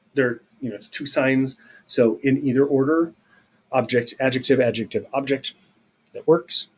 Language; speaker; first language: English; native; English